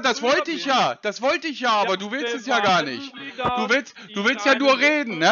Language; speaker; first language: German; native; German